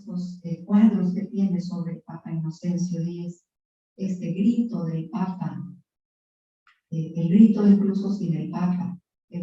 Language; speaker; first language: Spanish; native; Spanish